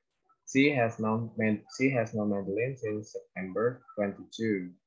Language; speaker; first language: English; non-native, fluent; Indonesian